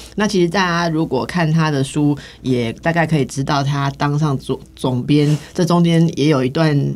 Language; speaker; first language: Chinese; native; Chinese